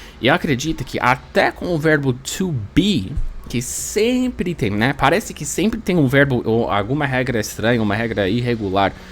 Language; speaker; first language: Portuguese; non-native, fluent; English